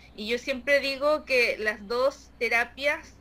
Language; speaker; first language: Spanish; native; Spanish